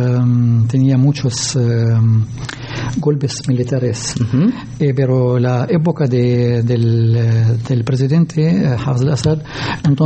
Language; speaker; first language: Spanish; non-native, learner; Arabic